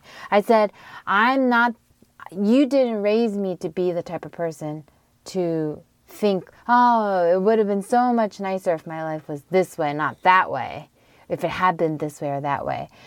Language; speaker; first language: English; native; English